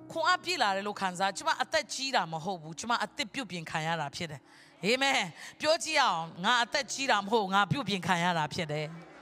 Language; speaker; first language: Burmese; non-native, local second language; Kachin